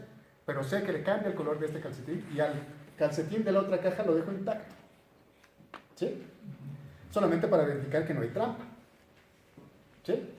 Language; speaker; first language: Spanish; native; Spanish